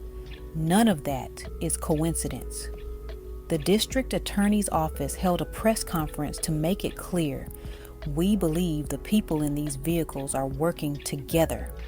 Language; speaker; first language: English; native; English